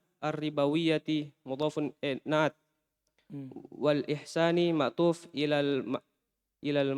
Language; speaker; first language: Arabic; non-native, learner; Indonesian